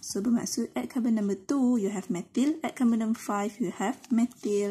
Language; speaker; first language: English; non-native, local second language; Malay